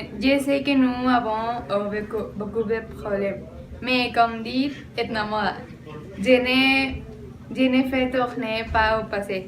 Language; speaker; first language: French; non-native, learner; Spanish